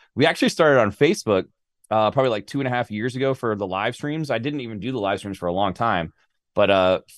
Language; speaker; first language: English; native; English